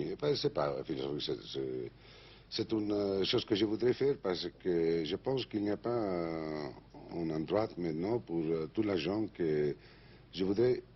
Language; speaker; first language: French; non-native, learner; Spanish